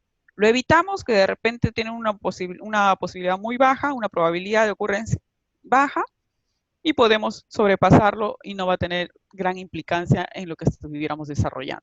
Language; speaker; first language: Spanish; native; Spanish